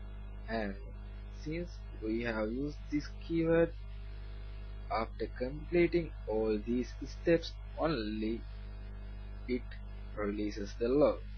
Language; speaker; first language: English; non-native, learner; Sinhala